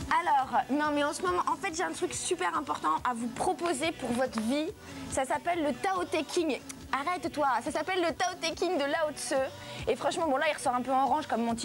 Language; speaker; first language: French; native; French